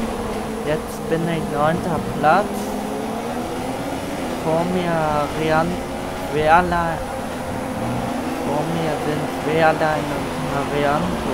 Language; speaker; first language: German; native; German